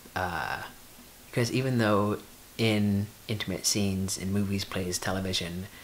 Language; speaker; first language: English; native; English